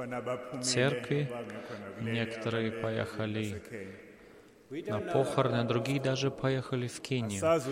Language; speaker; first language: Russian; non-native, fluent; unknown